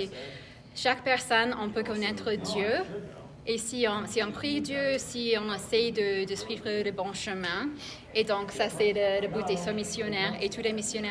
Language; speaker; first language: French; non-native, fluent; English